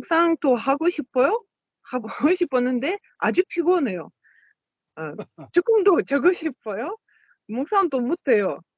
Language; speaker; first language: Korean; non-native, learner; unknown